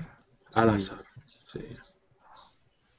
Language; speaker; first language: Spanish; non-native, learner; English